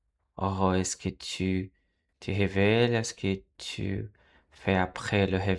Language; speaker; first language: French; non-native, learner; Portuguese